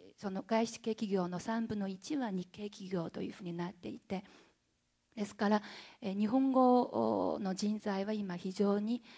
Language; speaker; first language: Japanese; non-native, fluent; Chinese